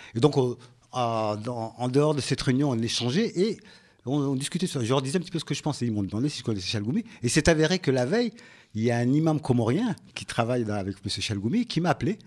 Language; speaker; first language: French; early bilingual, other home language; Ngazidja Comorian